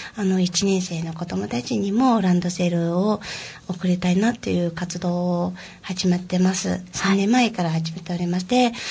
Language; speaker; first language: Japanese; non-native, fluent; Mongolian